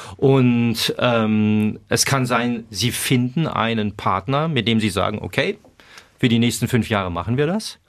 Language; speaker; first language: German; native; German